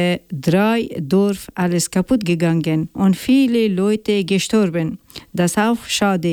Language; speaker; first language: German; non-native, learner; Persian